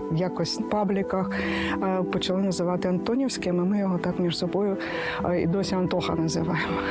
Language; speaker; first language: Ukrainian; native; Ukrainian